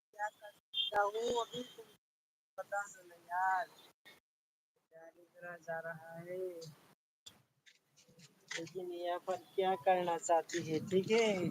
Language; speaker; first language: Hindi; non-native, learner; Bangla